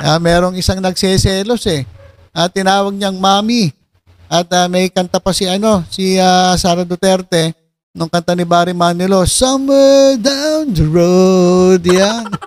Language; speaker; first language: Filipino; native; Filipino